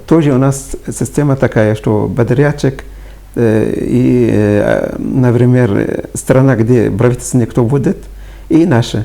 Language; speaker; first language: Russian; non-native, fluent; Arabic